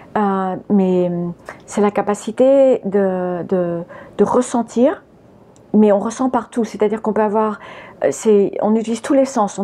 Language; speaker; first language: French; early bilingual, other home language; English